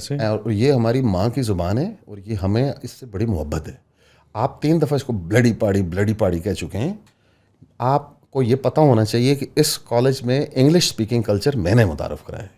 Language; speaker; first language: Urdu; non-native, local second language; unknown